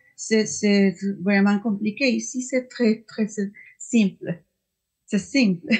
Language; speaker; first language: French; non-native, fluent; Spanish